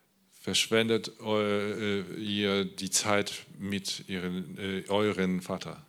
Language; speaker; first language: German; non-native, learner; Polish